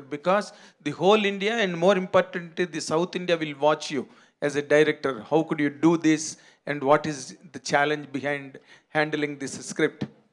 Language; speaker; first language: English; non-native, local second language; Telugu